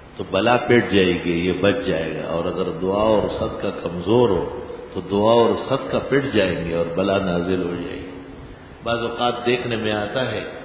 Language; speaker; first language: Urdu; non-native, local second language; Pashto